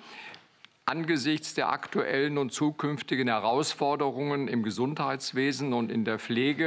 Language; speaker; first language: German; native; German